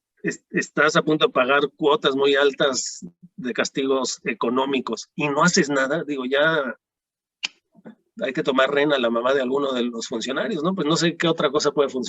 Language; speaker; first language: Spanish; native; Spanish